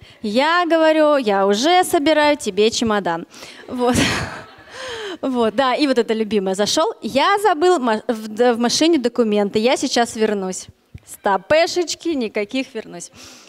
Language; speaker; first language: Russian; native; Russian